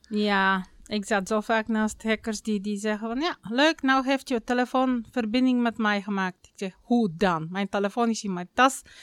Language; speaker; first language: Dutch; non-native, fluent; Bulgarian